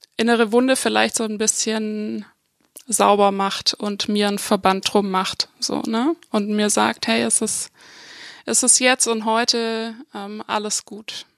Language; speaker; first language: German; native; German